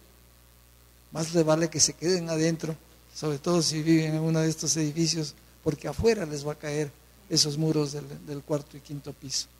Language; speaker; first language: Spanish; native; Spanish